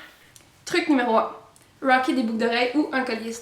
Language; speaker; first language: French; native; French